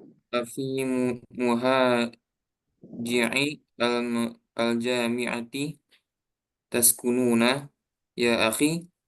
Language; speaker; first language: Arabic; non-native, learner; Indonesian